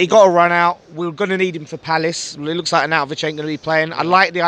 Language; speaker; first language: English; native; English